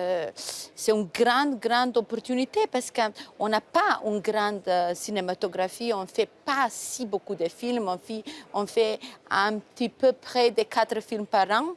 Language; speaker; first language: French; non-native, fluent; Macedonian